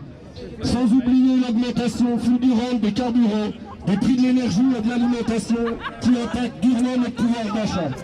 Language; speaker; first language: French; native; French